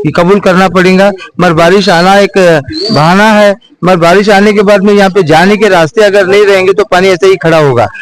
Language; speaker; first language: Hindi; non-native, local second language; Urdu